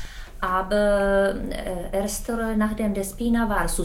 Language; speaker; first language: German; non-native, learner; Czech